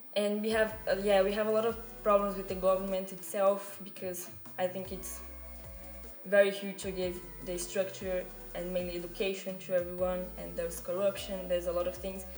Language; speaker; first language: English; non-native, fluent; Portuguese